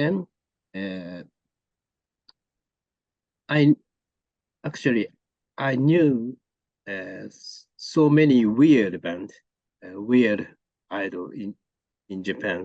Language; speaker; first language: English; non-native, learner; Japanese